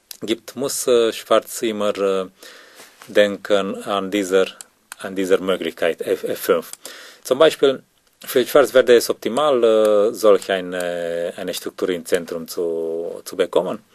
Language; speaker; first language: German; non-native, learner; Romanian